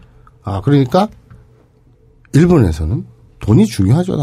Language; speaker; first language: Korean; native; Korean